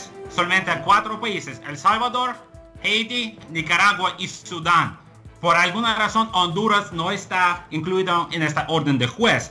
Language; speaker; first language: Spanish; non-native, fluent; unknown